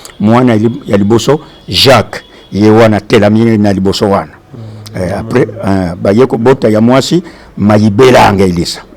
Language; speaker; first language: Lingala; non-native, local second language; Kongo